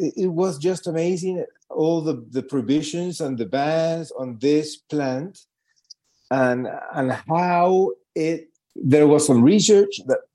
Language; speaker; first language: English; non-native, fluent; Spanish